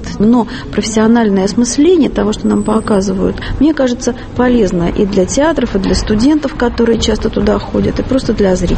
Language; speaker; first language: Russian; native; Russian